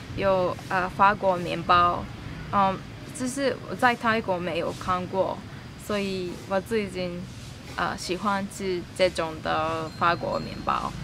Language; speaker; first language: Chinese; non-native, learner; Japanese